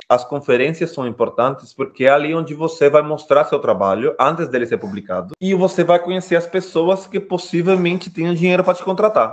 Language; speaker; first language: Portuguese; non-native, fluent; Spanish